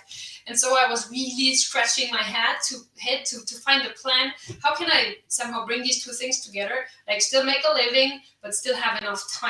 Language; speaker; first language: English; non-native, fluent; German